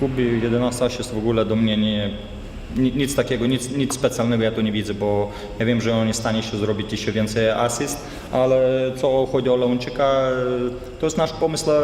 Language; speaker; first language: Polish; non-native, fluent; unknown